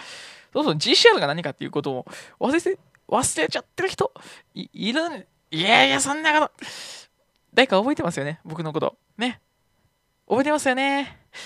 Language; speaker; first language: Japanese; native; Japanese